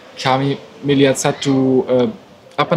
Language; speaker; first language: Indonesian; non-native, learner; German